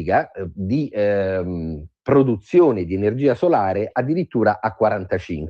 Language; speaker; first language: Italian; native; Italian